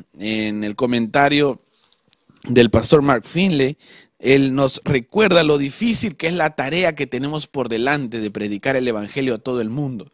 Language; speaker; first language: Spanish; native; Spanish